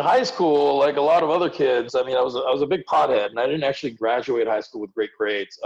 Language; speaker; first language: English; early bilingual, other home language; Hindi